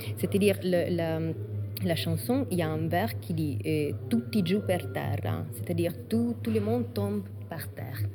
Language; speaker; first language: French; non-native, fluent; Italian